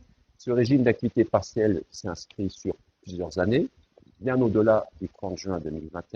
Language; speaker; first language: French; native; French